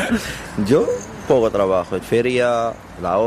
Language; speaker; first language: Spanish; non-native, learner; Arabic